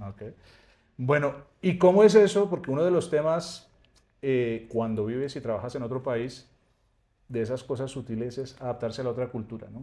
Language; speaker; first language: Spanish; native; Spanish